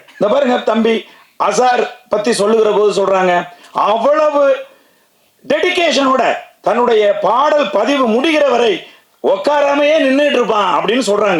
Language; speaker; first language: Tamil; native; Tamil